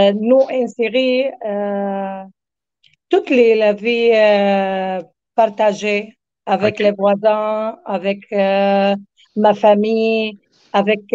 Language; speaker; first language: French; non-native, learner; Arabic